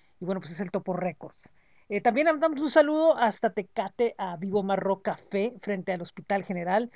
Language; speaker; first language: Spanish; native; Spanish